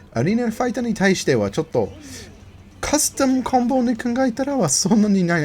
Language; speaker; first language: Japanese; non-native, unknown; English